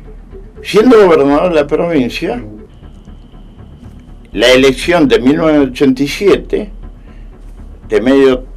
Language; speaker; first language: Spanish; native; Spanish